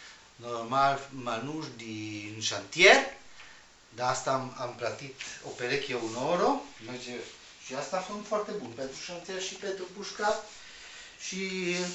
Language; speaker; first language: Romanian; non-native, learner; Spanish